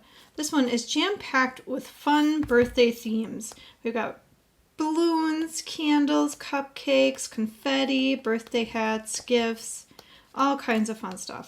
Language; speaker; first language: English; native; English